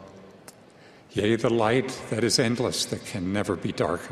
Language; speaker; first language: English; native; English